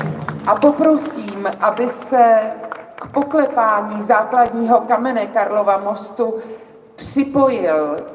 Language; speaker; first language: Czech; native; Czech